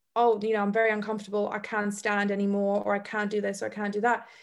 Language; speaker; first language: English; non-native, fluent; Bosnian